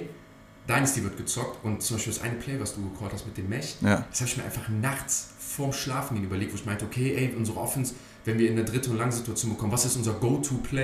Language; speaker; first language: German; native; German